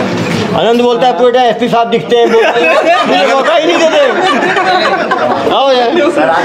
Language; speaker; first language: Hindi; native; Hindi